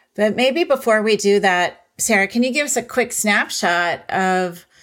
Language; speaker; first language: English; early bilingual, other home language; Hindi